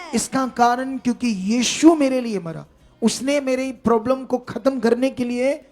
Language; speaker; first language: Hindi; non-native, local second language; Punjabi